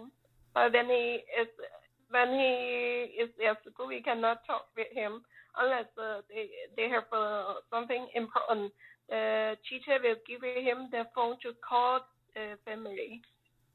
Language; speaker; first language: English; non-native, learner; Chinese